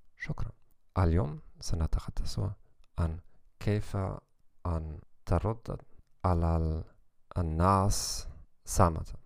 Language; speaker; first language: Arabic; non-native, learner; German